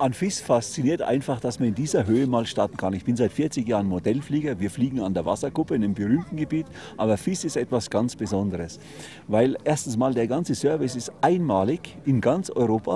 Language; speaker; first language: German; native; German